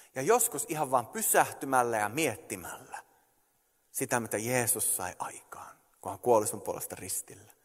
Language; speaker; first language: Finnish; early bilingual, heritage; Finnish